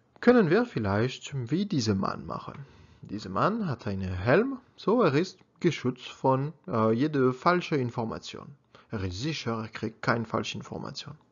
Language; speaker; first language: German; non-native, learner; French